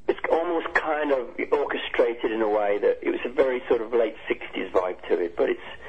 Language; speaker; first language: English; native; English